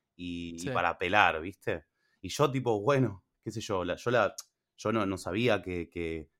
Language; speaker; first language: Spanish; early bilingual, other home language; English